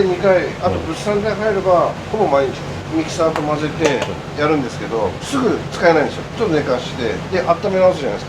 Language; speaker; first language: Japanese; native; Japanese